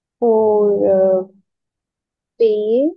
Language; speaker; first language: French; non-native, learner; Hindi